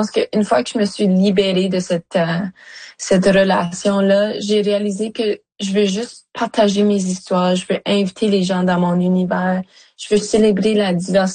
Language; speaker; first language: French; native; French